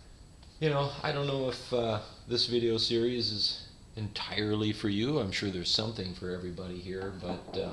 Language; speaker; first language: English; native; English